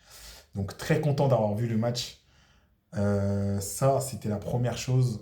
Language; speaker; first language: French; native; French